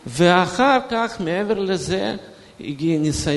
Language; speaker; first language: Hebrew; non-native, fluent; Russian